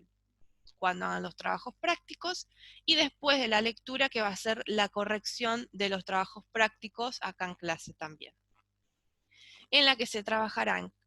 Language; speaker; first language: Spanish; native; Spanish